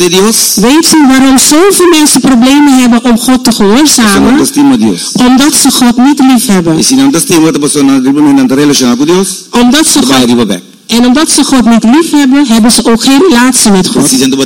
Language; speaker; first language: Dutch; non-native, local second language; Papiamento